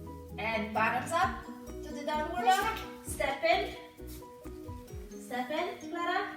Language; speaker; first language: English; non-native, fluent; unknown